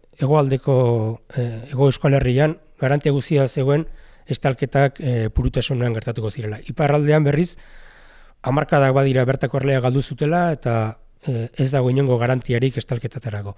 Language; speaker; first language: Basque; native; Basque